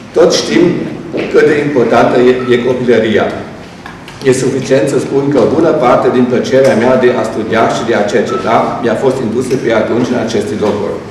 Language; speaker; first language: Romanian; non-native, local second language; German